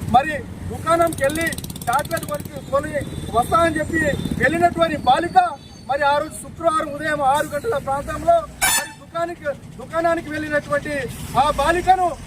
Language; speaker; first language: Telugu; non-native, local second language; Lambadi